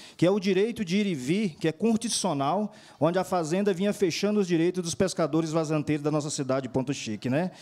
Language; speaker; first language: Portuguese; native; Portuguese